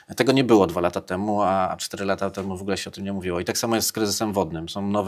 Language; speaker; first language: Polish; native; Polish